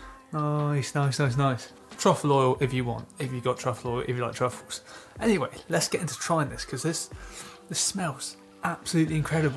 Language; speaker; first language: English; native; English